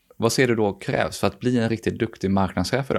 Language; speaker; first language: Swedish; native; Swedish